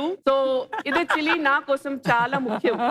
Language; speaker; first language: Telugu; non-native, learner; Kannada